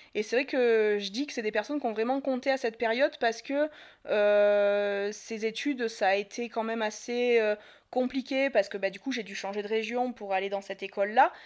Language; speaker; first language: French; native; French